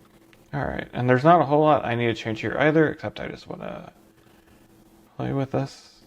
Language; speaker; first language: English; native; English